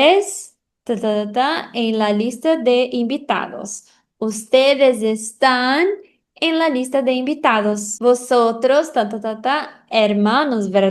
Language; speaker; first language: Spanish; non-native, fluent; Portuguese